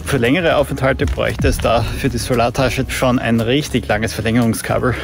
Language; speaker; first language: German; native; German